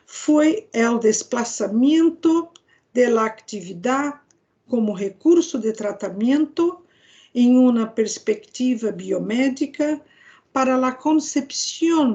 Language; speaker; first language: Spanish; non-native, fluent; Portuguese